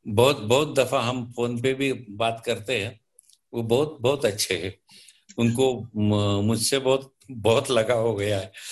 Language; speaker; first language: Hindi; non-native, local second language; Marathi